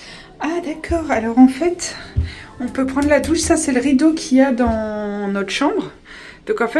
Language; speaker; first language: French; native; French